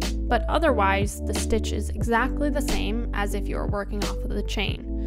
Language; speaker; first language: English; native; English